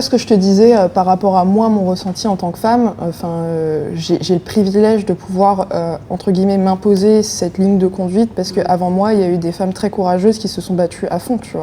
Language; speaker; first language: French; native; French